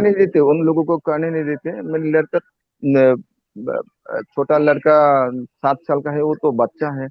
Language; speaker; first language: Hindi; non-native, fluent; Bangla